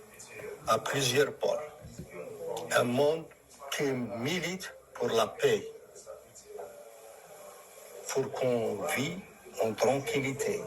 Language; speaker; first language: French; non-native, local second language; Arabic